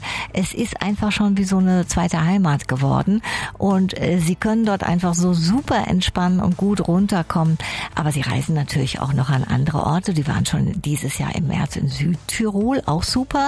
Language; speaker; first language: German; native; German